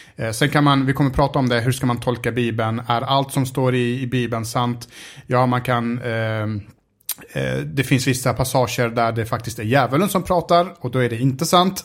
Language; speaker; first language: Swedish; early bilingual, other home language; Arabic